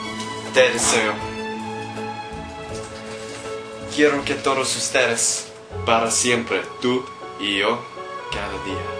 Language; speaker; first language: Spanish; non-native, learner; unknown